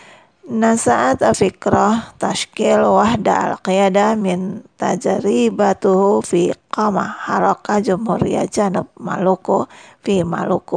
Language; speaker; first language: Arabic; non-native, fluent; Indonesian